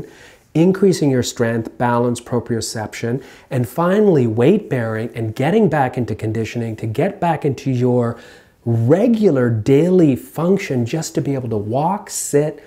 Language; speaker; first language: English; native; English